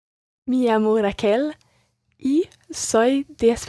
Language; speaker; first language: Spanish; non-native, learner; English